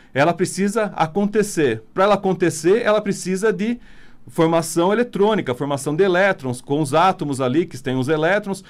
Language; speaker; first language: Portuguese; non-native, fluent; Italian